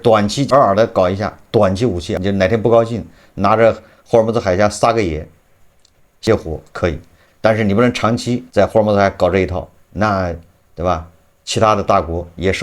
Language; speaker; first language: Chinese; native; Chinese